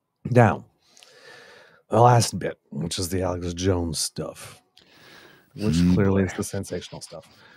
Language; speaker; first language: English; native; English